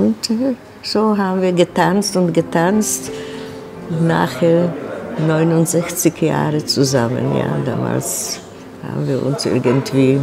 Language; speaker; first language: German; non-native, fluent; Czech